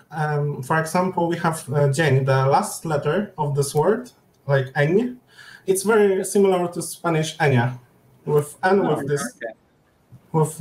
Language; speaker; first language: English; non-native, learner; Polish